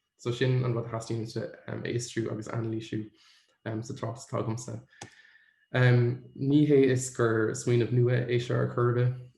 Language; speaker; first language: Irish; native; Irish